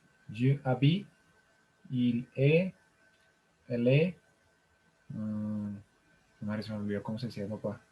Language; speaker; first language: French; non-native, learner; Spanish